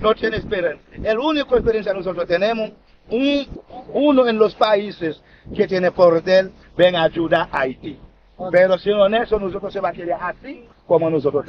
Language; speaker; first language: Spanish; non-native, learner; Haitian Creole